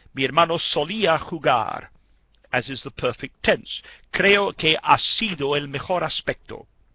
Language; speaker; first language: Spanish; non-native, fluent; English